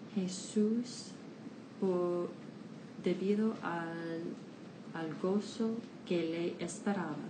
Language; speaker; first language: Spanish; non-native, learner; English